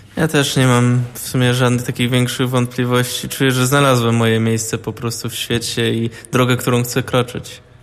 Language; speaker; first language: Polish; early bilingual, heritage; Polish